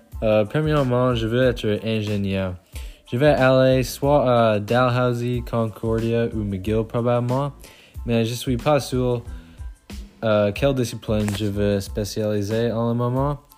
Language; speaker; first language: French; non-native, local second language; English